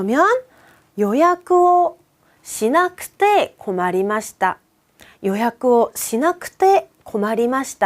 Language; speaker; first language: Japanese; non-native, fluent; Korean